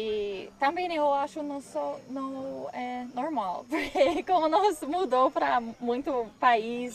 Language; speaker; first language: Portuguese; non-native, learner; English